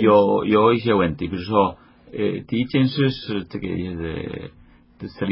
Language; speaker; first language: Chinese; non-native, fluent; Spanish